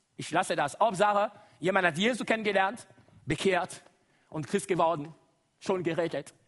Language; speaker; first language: German; non-native, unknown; Lingala